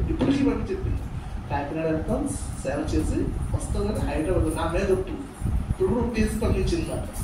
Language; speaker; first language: Telugu; non-native, local second language; Urdu